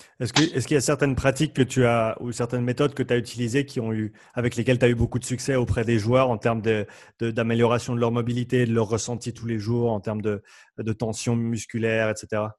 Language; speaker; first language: French; native; French